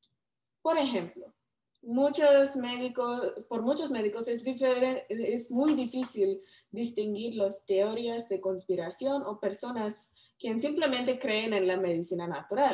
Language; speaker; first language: Spanish; non-native, learner; English